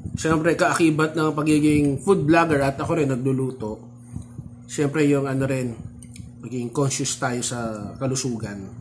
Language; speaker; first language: Filipino; native; Filipino